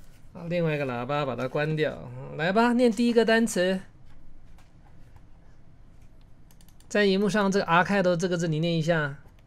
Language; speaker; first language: Chinese; native; Chinese